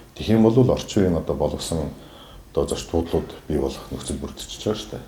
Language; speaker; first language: Mongolian; non-native, local second language; Kazakh